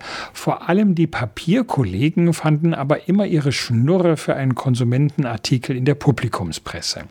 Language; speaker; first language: German; native; German